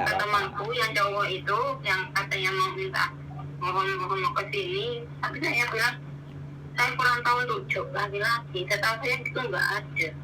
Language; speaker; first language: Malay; non-native, local second language; Javanese